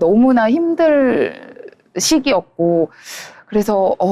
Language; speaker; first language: Korean; native; Korean